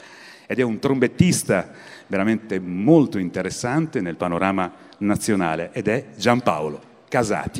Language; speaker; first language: Italian; native; Italian